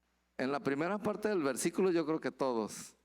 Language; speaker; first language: Spanish; native; Spanish